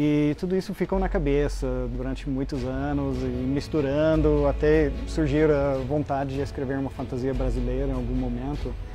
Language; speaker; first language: Portuguese; non-native, fluent; English